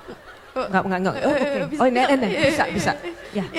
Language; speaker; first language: Indonesian; native; Indonesian